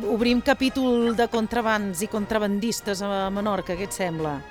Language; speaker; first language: Catalan; native; Catalan